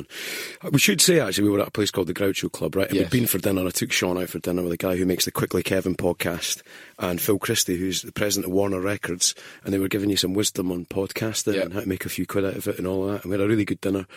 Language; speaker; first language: English; native; English